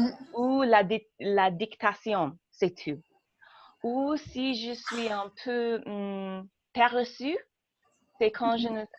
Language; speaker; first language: French; non-native, learner; English